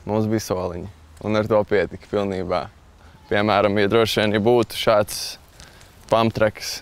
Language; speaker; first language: Latvian; native; Latvian